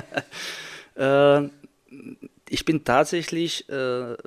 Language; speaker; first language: German; non-native, fluent; Czech